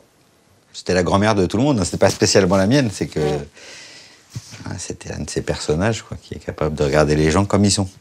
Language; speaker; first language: French; native; French